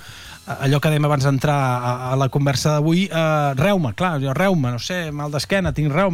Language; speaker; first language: Catalan; native; Catalan